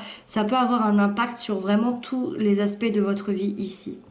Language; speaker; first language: French; native; French